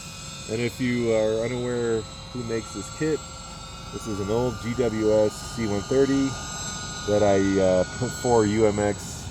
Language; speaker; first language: English; native; English